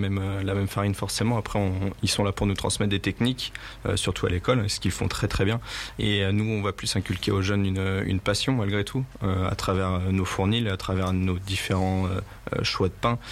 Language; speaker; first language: French; native; French